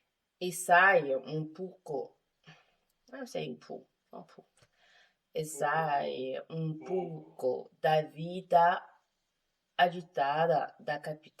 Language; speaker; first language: Portuguese; non-native, learner; English